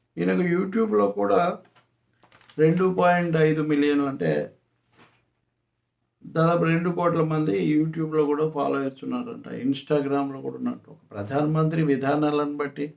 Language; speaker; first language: Telugu; native; Telugu